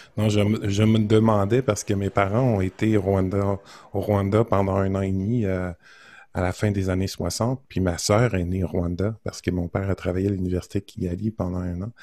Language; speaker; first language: French; native; French